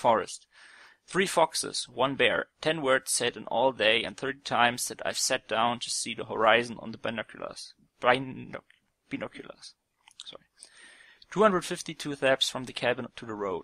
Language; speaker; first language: English; non-native, fluent; German